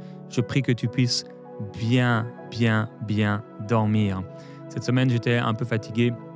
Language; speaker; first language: French; native; French